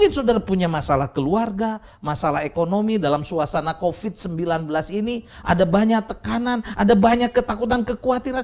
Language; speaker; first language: Indonesian; native; Indonesian